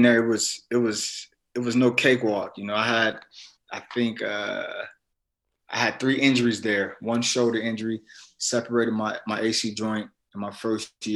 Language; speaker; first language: English; native; English